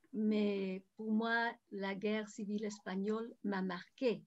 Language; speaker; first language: French; non-native, fluent; Spanish